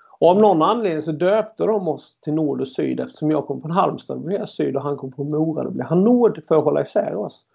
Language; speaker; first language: Swedish; native; Swedish